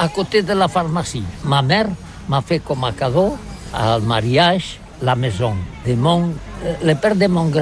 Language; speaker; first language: French; non-native, learner; Catalan